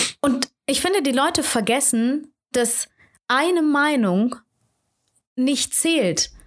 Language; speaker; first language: German; native; German